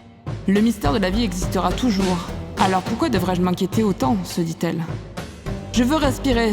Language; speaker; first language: French; native; French